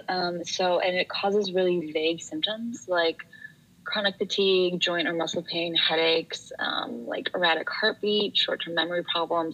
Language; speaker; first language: English; native; English